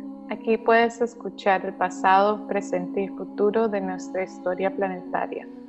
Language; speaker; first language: Spanish; native; Spanish